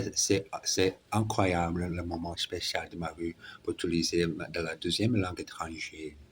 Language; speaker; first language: French; non-native, learner; Portuguese